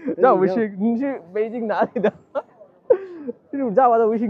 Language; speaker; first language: Chinese; non-native, fluent; Bangla